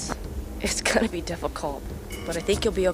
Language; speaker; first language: English; native; English